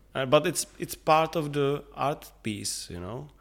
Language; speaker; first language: English; non-native, fluent; Czech